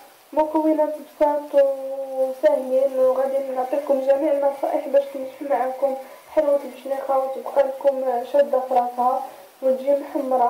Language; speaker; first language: Arabic; native; Arabic